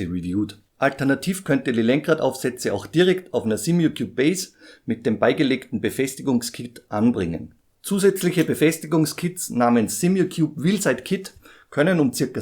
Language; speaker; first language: German; native; German